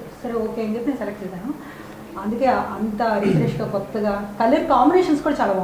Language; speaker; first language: Telugu; native; Telugu